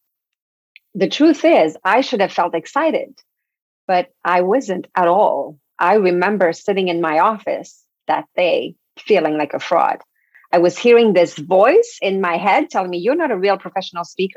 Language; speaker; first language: English; non-native, fluent; French